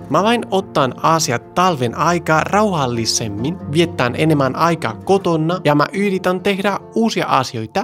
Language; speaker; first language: Finnish; non-native, learner; Spanish